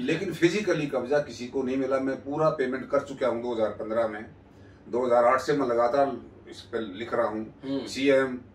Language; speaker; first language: Hindi; native; Hindi